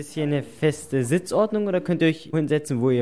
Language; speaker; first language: German; native; German